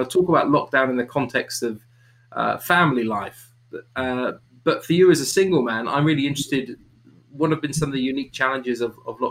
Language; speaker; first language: English; native; English